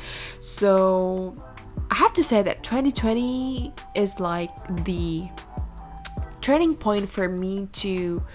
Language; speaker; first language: English; non-native, fluent; Indonesian